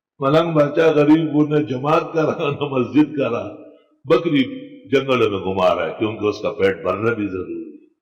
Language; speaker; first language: Urdu; non-native, local second language; Pashto